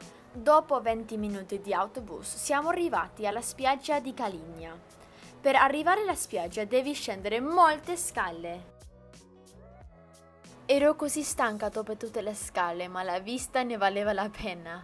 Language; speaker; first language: Italian; non-native, learner; Spanish